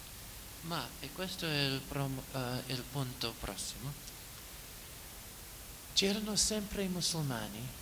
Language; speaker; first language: Italian; non-native, fluent; English